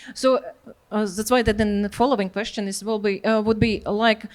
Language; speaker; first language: English; non-native, learner; Latvian